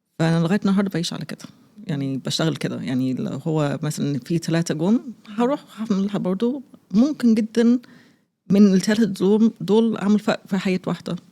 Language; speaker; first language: Egyptian Arabic; early bilingual, heritage; Arabic